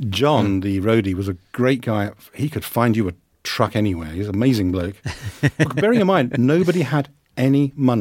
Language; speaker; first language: English; native; English